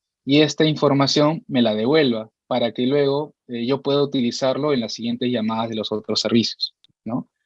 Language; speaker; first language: Spanish; native; Spanish